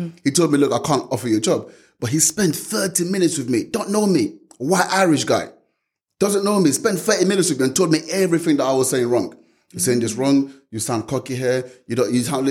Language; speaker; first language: English; non-native, local second language; Yoruba